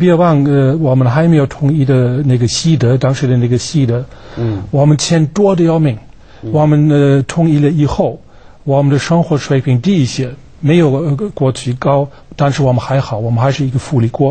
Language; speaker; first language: Chinese; non-native, fluent; German